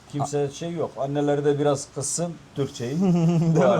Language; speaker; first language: Turkish; native; Turkish